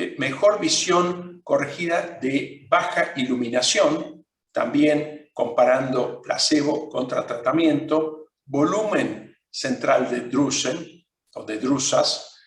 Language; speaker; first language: Spanish; non-native, fluent; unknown